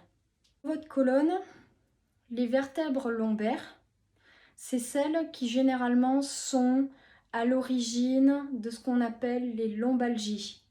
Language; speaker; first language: French; native; French